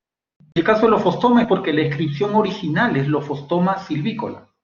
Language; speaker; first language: Spanish; native; Spanish